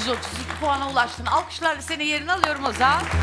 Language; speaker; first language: Turkish; native; Turkish